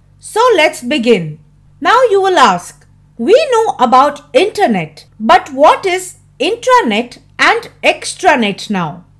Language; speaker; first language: English; non-native, local second language; Hindi